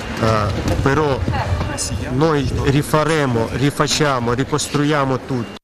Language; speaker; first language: Italian; non-native, learner; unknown